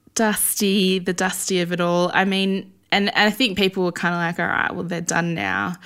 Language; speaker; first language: English; native; English